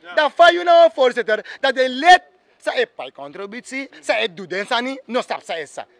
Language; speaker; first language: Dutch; native; Dutch